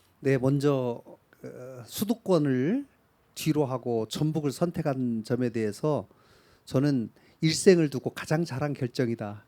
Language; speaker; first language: Korean; native; Korean